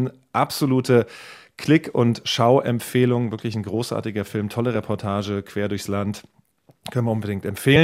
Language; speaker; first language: German; native; German